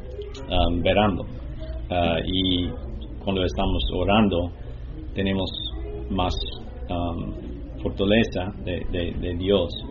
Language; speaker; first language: Spanish; non-native, learner; English